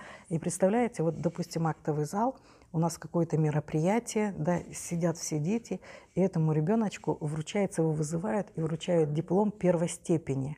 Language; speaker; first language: Russian; native; Russian